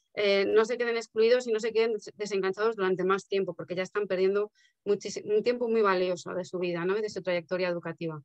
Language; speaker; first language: Spanish; native; Spanish